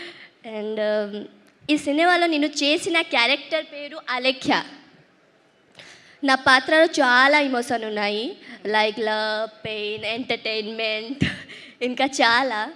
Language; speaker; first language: Telugu; non-native, learner; Odia